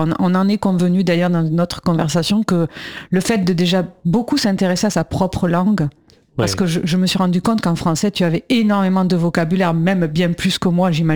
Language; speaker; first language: French; native; French